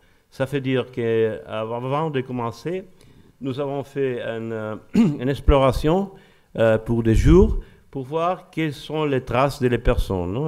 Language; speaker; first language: French; non-native, learner; Spanish